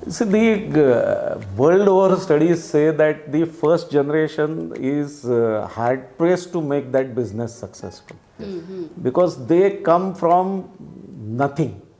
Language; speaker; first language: English; non-native, local second language; Marathi